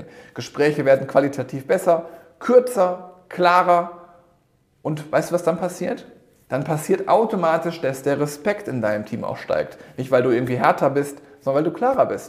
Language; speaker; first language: German; native; German